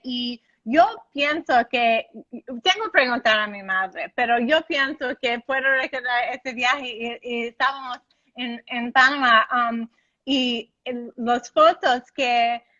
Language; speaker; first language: Spanish; non-native, learner; English